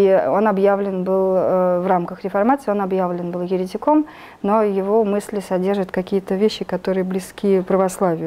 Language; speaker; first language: Russian; native; Russian